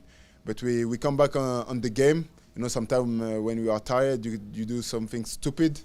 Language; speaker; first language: English; non-native, learner; French